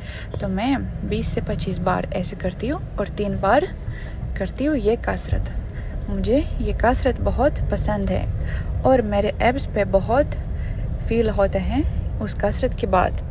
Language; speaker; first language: Hindi; non-native, fluent; Russian